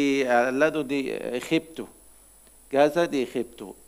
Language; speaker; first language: Spanish; non-native, learner; Arabic